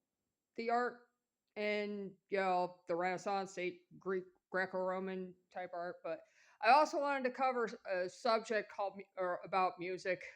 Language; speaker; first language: English; native; English